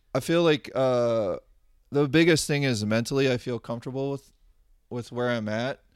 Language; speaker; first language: English; native; English